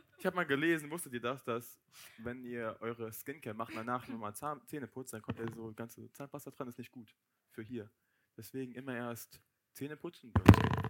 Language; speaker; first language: German; native; German